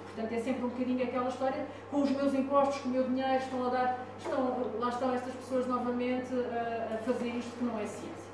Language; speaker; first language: Portuguese; non-native, fluent; Italian